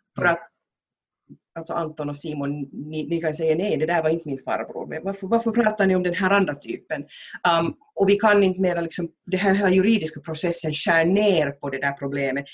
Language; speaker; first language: Swedish; native; Swedish